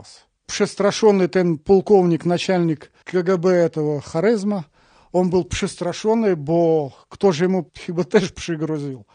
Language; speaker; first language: Polish; non-native, learner; Russian